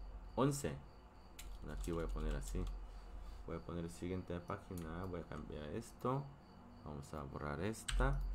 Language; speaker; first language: Spanish; non-native, fluent; Korean